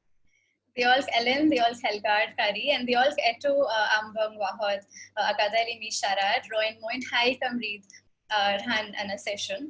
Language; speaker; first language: Welsh; non-native, fluent; Hindi